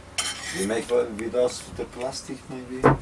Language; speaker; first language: English; non-native, learner; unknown